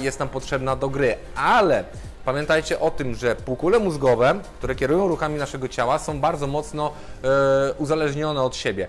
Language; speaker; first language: Polish; native; Polish